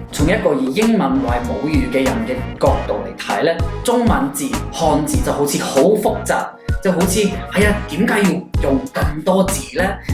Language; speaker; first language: Cantonese; non-native, fluent; English